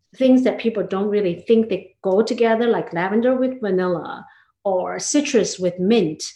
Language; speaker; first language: English; non-native, fluent; Chinese